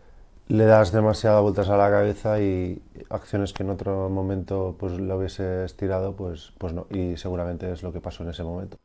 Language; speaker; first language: Spanish; native; Spanish